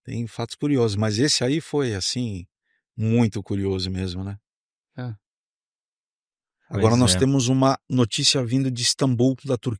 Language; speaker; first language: Portuguese; native; Portuguese